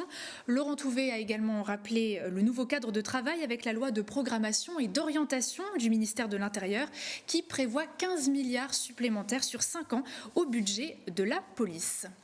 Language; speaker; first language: French; native; French